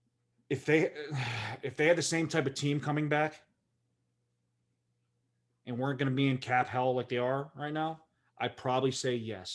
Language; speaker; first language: English; native; English